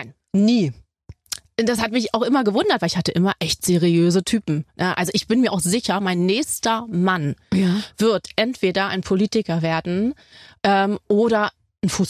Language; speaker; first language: German; native; German